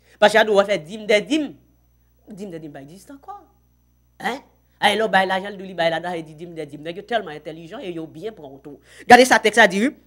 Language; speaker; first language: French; non-native, local second language; Haitian Creole